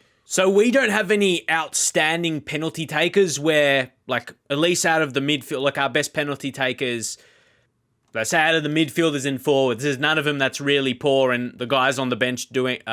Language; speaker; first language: English; native; English